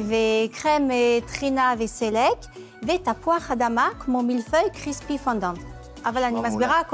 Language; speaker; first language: Hebrew; non-native, fluent; French